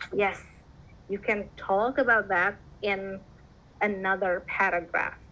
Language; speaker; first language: English; non-native, fluent; Indonesian